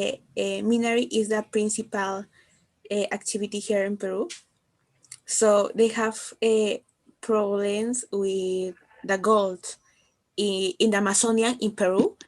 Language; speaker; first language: English; non-native, learner; Spanish